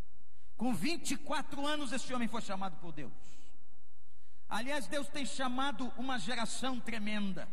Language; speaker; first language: Portuguese; native; Portuguese